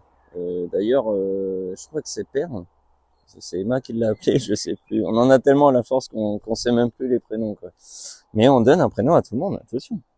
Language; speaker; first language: French; native; French